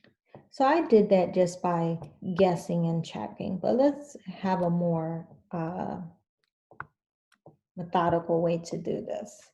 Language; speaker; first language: English; native; English